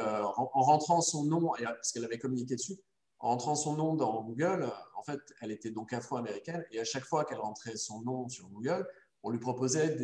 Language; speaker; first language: French; native; French